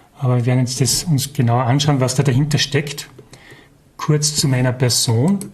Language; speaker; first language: German; native; German